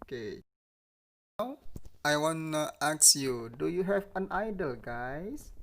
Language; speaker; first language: English; non-native, fluent; Indonesian